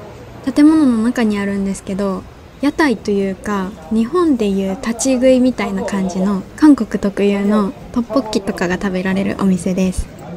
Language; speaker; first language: Japanese; native; Japanese